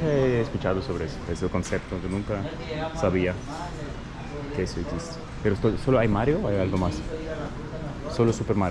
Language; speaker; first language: Spanish; non-native, fluent; German